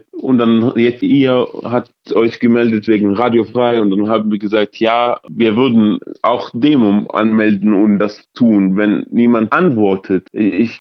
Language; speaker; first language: German; early bilingual, other home language; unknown